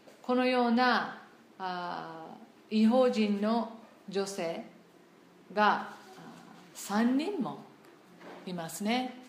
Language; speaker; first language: Japanese; non-native, fluent; English